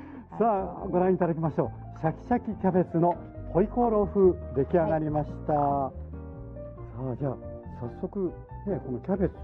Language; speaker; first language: Japanese; native; Japanese